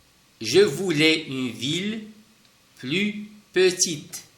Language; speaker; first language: French; non-native, fluent; Spanish